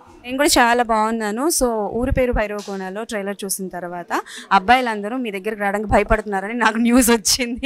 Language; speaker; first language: Telugu; native; Telugu